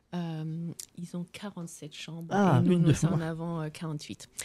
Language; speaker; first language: French; non-native, fluent; Danish